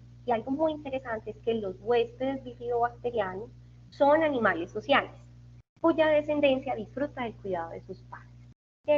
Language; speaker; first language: Spanish; native; Spanish